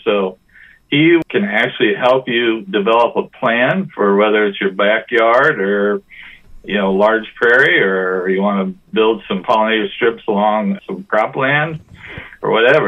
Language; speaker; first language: English; native; English